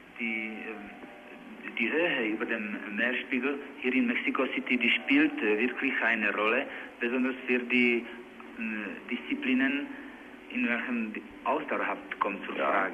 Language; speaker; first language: German; non-native, learner; Czech